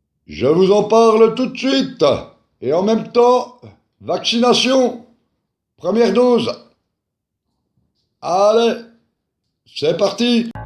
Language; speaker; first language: French; native; French